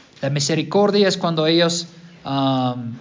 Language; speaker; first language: Spanish; non-native, fluent; English